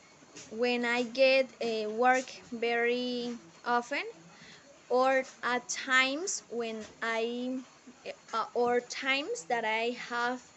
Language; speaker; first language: English; non-native, learner; Spanish